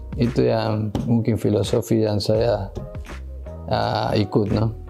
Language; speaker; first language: Indonesian; non-native, fluent; Spanish